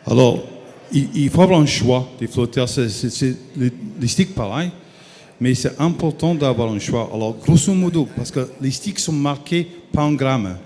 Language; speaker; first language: French; non-native, fluent; English